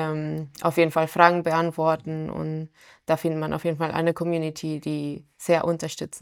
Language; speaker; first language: German; non-native, fluent; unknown